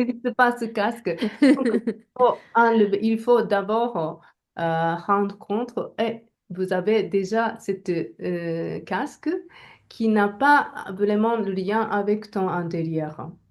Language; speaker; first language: French; non-native, learner; Japanese